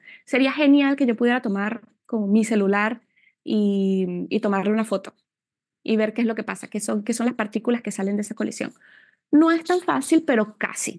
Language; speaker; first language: Spanish; native; Spanish